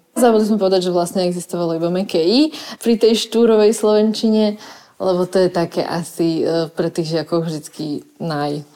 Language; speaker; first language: Slovak; native; Slovak